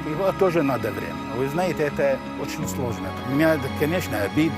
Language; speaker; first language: Russian; non-native, learner; Arabic